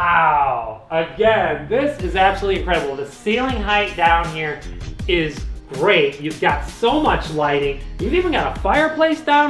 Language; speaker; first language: English; native; English